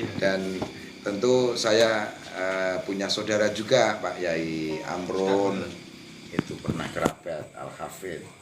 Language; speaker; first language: Indonesian; non-native, local second language; Javanese